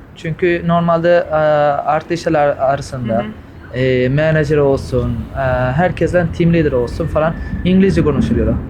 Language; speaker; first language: Turkish; early bilingual, heritage; Turkish